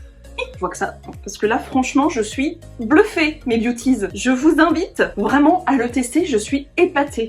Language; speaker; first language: French; native; French